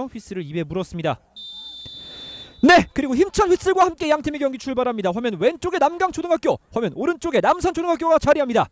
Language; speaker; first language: Korean; native; Korean